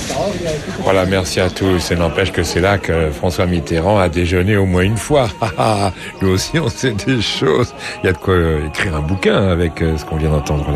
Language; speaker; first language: French; native; French